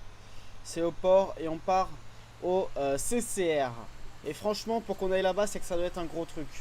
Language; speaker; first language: French; native; French